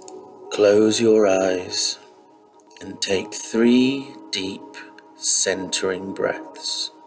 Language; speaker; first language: English; native; English